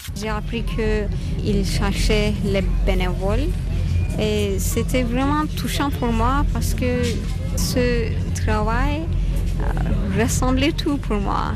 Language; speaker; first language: French; non-native, fluent; Turkish